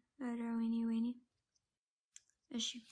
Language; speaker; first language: Amharic; non-native, learner; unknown